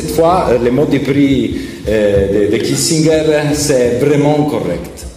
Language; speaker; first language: French; non-native, learner; Italian